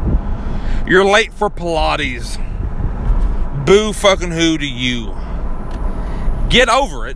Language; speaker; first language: English; native; English